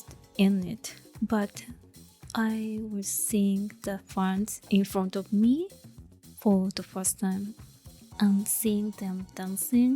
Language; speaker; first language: English; non-native, learner; Japanese